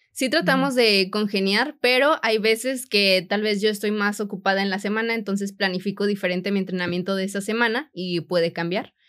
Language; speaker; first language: Spanish; native; Spanish